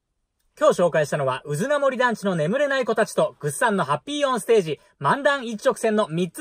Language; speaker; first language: Japanese; native; Japanese